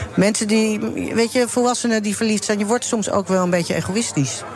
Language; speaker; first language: Dutch; native; Dutch